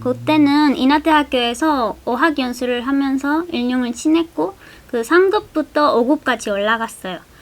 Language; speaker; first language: Korean; non-native, fluent; Spanish